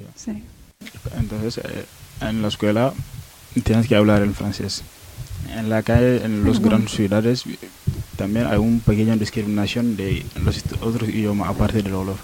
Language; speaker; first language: Spanish; non-native, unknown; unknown